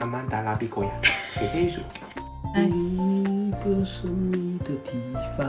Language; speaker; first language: Portuguese; non-native, learner; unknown